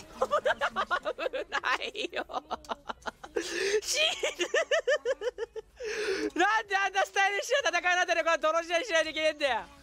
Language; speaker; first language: Japanese; native; Japanese